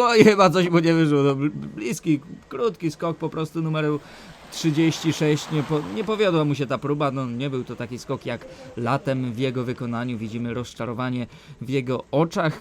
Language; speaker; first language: Polish; native; Polish